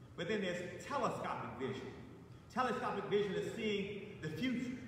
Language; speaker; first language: English; native; English